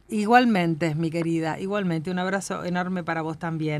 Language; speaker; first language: Spanish; native; Spanish